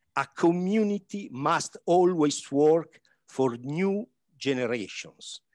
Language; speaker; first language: English; non-native, learner; Italian